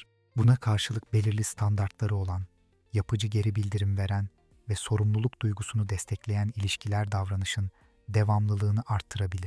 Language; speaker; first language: Turkish; native; Turkish